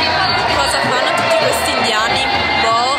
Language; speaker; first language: Italian; native; Italian